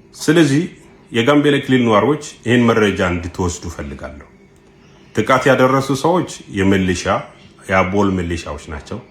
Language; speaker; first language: Amharic; non-native, local second language; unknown